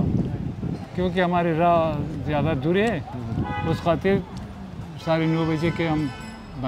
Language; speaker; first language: Hindi; non-native, learner; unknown